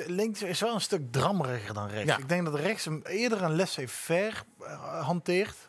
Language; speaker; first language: Dutch; native; Dutch